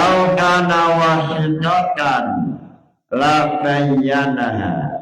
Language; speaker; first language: Arabic; non-native, fluent; Indonesian